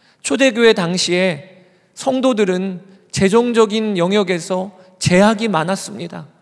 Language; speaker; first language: Korean; native; Korean